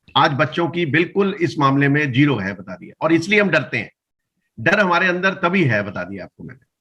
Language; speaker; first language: Hindi; native; Hindi